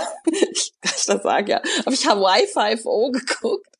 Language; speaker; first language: German; native; German